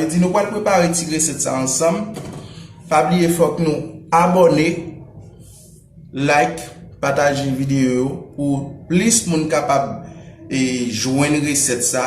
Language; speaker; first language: French; non-native, local second language; Haitian Creole